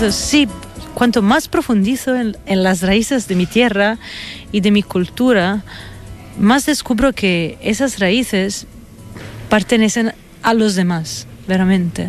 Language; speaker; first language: Spanish; non-native, fluent; Italian